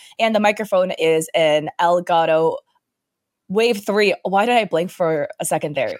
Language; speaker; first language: English; early bilingual, other home language; Chinese